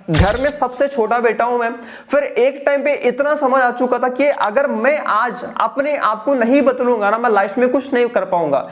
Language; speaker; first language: Hindi; non-native, local second language; Telugu